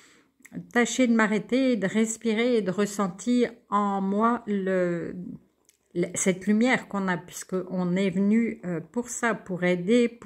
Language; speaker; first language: French; native; French